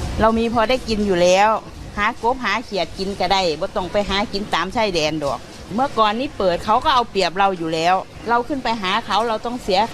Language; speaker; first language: Thai; native; Thai